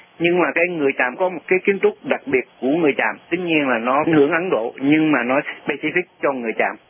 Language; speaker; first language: Vietnamese; non-native, local second language; Eastern Cham